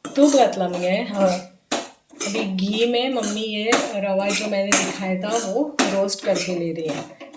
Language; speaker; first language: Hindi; non-native, local second language; Konkani